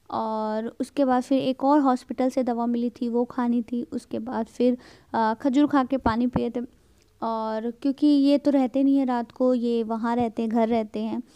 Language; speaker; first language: Hindi; native; Hindi